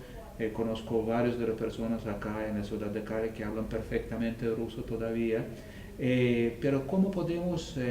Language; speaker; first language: Spanish; non-native, fluent; Russian